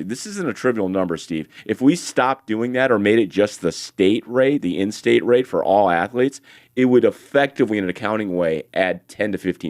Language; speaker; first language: English; native; English